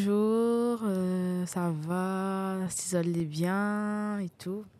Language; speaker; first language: French; non-native, local second language; Réunion Creole French